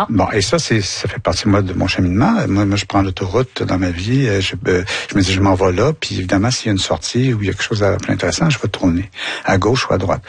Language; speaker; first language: French; native; French